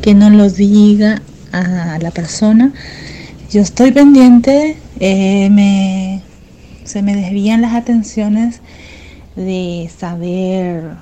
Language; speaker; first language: Spanish; native; Spanish